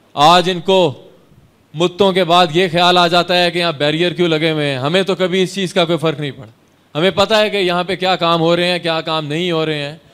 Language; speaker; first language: Urdu; non-native, local second language; Punjabi